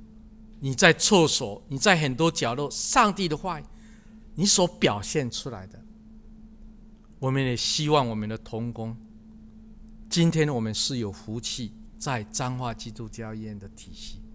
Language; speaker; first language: Chinese; non-native, local second language; Min Nan Chinese